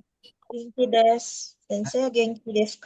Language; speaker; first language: Japanese; non-native, learner; Indonesian